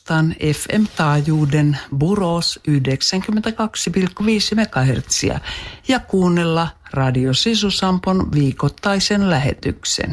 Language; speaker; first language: Finnish; native; Finnish